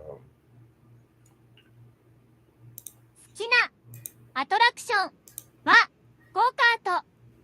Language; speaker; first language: Japanese; non-native, learner; English